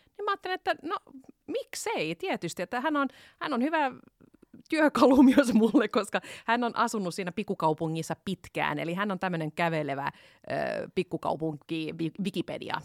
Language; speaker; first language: Finnish; non-native, local second language; Swedish